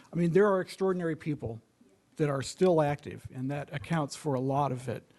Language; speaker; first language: English; native; English